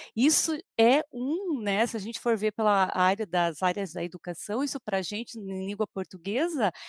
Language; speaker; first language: Portuguese; native; Portuguese